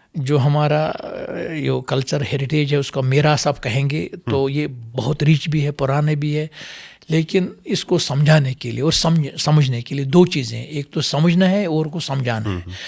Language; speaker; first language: Urdu; non-native, local second language; Kashmiri